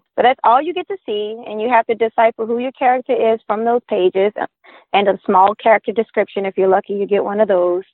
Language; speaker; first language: English; native; English